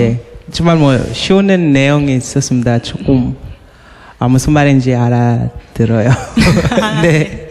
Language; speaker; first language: Korean; non-native, learner; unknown